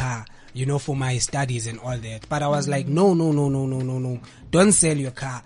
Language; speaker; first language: English; non-native, local second language; Xhosa